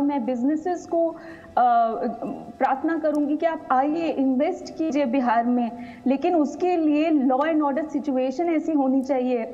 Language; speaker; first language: Hindi; native; Hindi